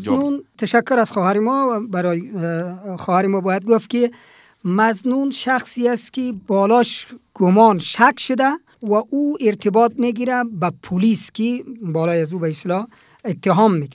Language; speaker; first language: Persian; native; Persian